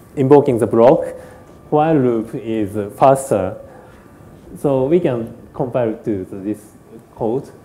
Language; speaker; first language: English; non-native, learner; Japanese